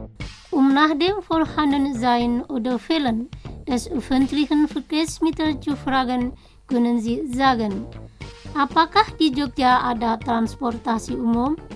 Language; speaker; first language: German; non-native, fluent; Indonesian